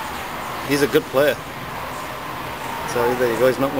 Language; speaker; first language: English; native; English